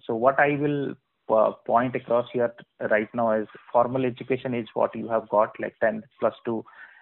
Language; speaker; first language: English; non-native, local second language; Odia